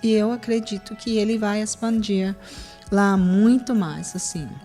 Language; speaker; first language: Portuguese; non-native, fluent; English